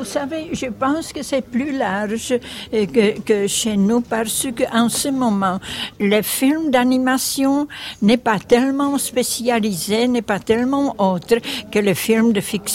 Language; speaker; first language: French; non-native, fluent; Czech